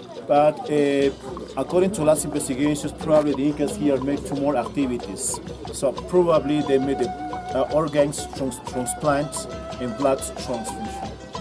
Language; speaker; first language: English; non-native, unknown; Spanish